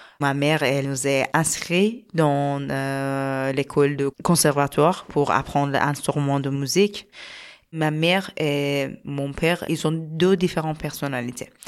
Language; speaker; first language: French; non-native, learner; Persian